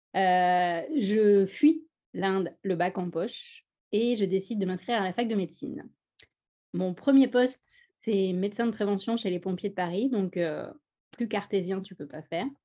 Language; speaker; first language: French; native; French